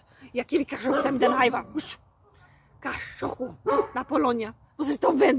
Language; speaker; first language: Portuguese; non-native, fluent; Polish